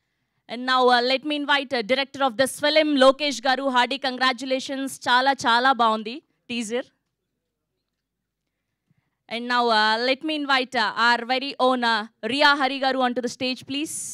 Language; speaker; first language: Telugu; native; Telugu